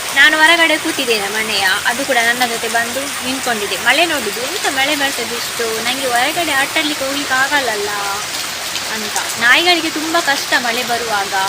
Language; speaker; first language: Kannada; non-native, local second language; Tulu